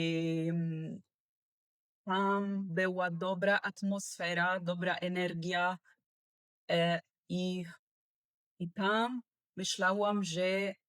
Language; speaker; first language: Polish; non-native, learner; Italian